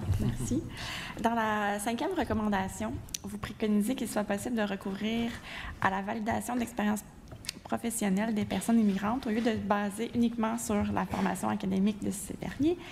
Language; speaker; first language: French; native; French